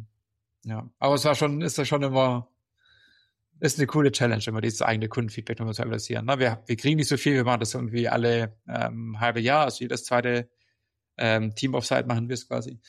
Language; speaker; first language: German; native; German